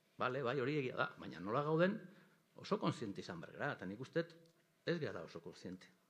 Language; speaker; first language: Basque; native; Basque